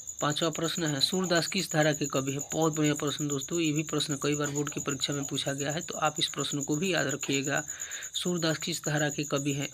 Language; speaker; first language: Hindi; native; Hindi